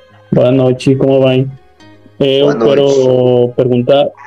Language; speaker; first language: Portuguese; non-native, learner; Spanish